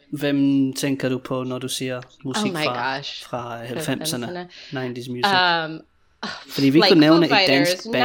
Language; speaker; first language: Danish; non-native, learner; English